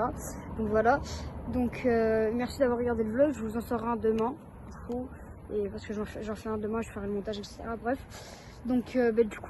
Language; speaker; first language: French; native; French